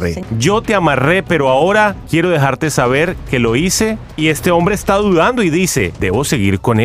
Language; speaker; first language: Spanish; native; Spanish